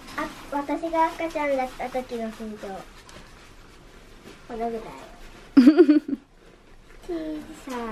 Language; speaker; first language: Indonesian; non-native, learner; Japanese